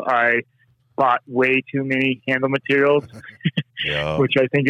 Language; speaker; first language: English; native; English